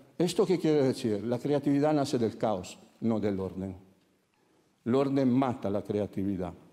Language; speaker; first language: Spanish; non-native, fluent; Italian